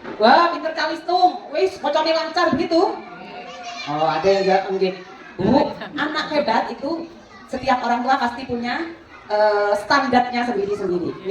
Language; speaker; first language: Indonesian; non-native, local second language; Madurese